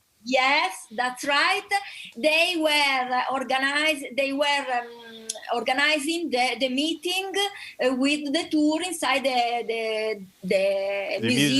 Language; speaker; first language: English; non-native, learner; Italian